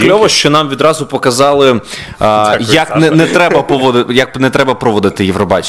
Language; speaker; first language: Ukrainian; native; Ukrainian